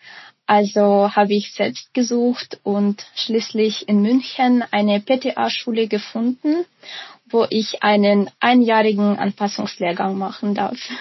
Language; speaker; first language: German; non-native, fluent; Ukrainian